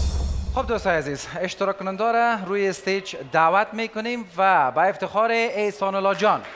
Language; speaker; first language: Persian; native; Persian